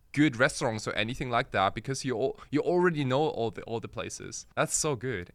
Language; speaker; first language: English; early bilingual, other home language; Japanese